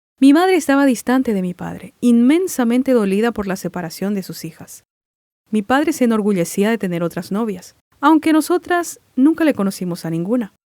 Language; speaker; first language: Spanish; non-native, local second language; Guarani